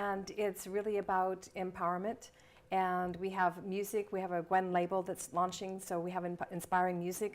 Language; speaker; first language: English; native; English